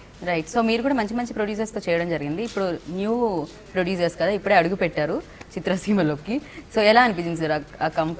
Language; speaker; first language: Telugu; native; Telugu